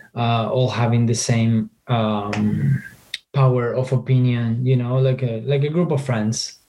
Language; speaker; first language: English; non-native, fluent; Spanish